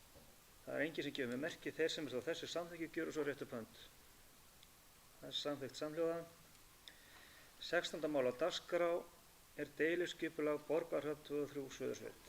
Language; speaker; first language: Icelandic; native; Icelandic